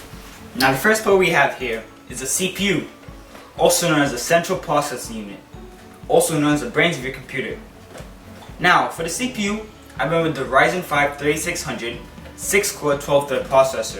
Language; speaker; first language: English; native; English